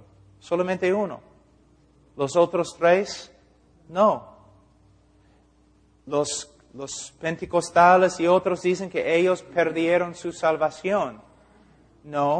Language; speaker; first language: Spanish; non-native, fluent; English